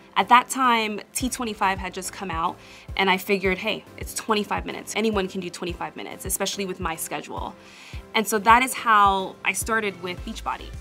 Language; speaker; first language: English; native; English